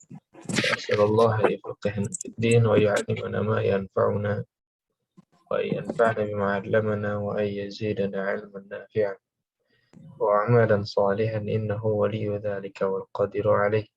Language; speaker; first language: Arabic; non-native, fluent; Indonesian